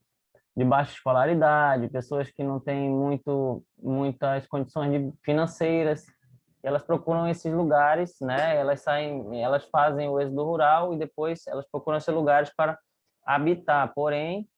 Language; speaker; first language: Portuguese; native; Portuguese